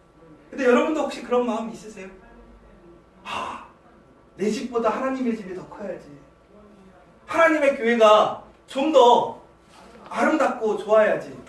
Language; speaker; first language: Korean; native; Korean